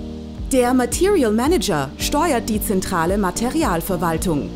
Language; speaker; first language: German; native; German